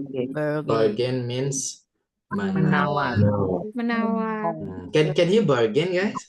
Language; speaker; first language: English; non-native, local second language; Indonesian